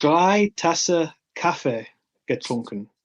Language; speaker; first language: German; non-native, learner; English